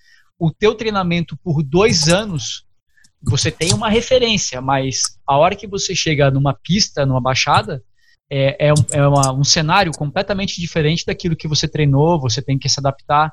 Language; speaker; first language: Portuguese; native; Portuguese